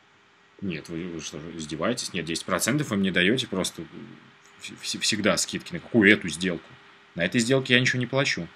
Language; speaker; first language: Russian; native; Russian